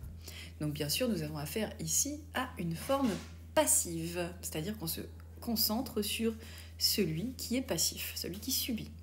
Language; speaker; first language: French; native; French